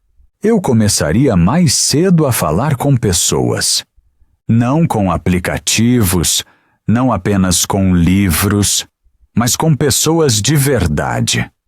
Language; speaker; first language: Portuguese; non-native, fluent; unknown